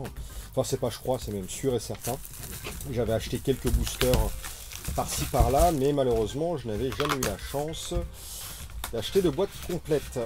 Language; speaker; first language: French; native; French